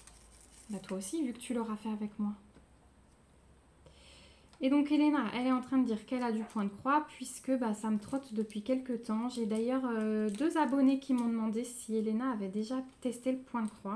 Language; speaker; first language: French; native; French